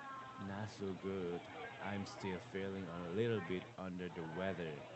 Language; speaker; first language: English; non-native, learner; Korean